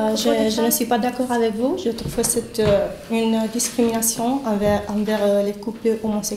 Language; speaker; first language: French; non-native, fluent; Spanish